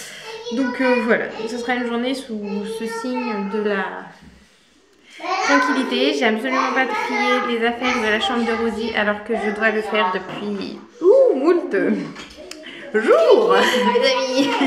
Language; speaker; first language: French; native; French